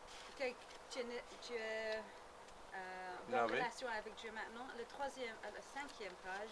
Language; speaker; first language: French; non-native, learner; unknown